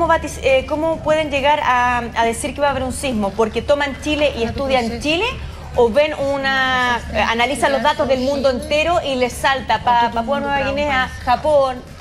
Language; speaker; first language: Spanish; native; Spanish